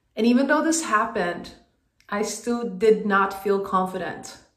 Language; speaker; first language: English; non-native, fluent; Swedish